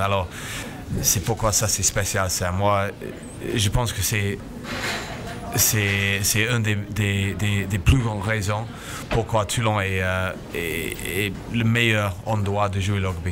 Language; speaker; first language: French; non-native, fluent; English